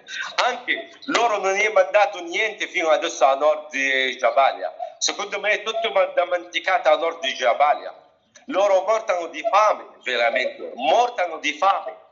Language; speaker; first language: Italian; non-native, learner; Arabic